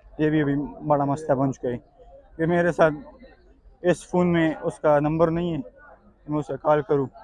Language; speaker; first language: Urdu; non-native, local second language; Pashto